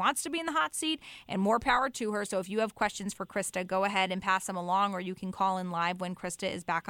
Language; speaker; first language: English; native; English